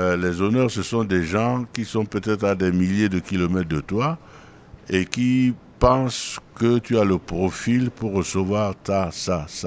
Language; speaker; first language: French; non-native, local second language; Duala